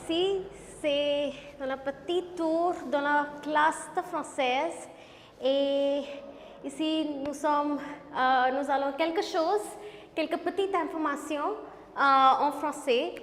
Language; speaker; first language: French; non-native, learner; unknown